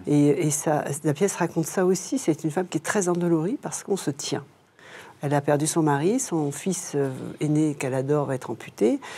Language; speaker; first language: French; native; French